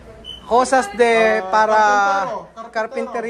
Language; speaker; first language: Spanish; non-native, learner; Filipino